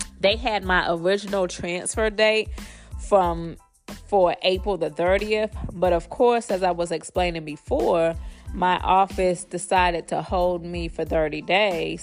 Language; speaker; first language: English; native; English